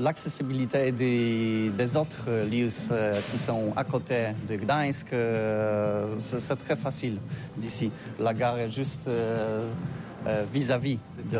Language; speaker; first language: French; non-native, learner; Polish